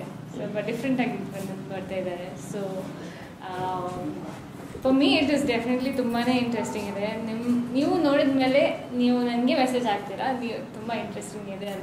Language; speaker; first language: Kannada; non-native, fluent; Hindi